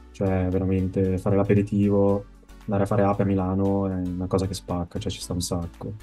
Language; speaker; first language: Italian; native; Italian